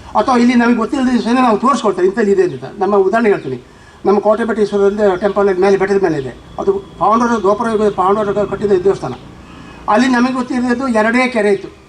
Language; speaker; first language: Kannada; non-native, local second language; Kodava